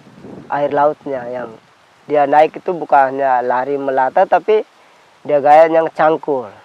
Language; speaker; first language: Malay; non-native, local second language; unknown